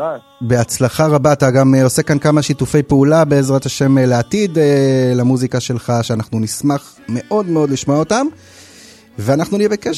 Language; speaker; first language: Hebrew; native; Hebrew